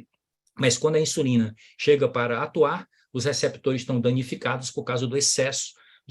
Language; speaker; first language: Portuguese; native; Portuguese